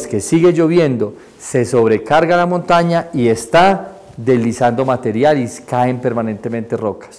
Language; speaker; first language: Spanish; native; Spanish